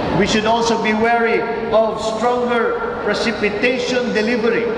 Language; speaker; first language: English; non-native, local second language; Filipino